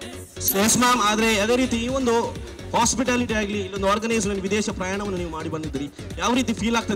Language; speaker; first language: Kannada; native; Kannada